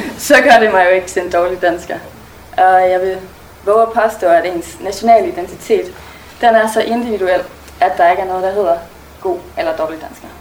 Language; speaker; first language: Danish; non-native, local second language; German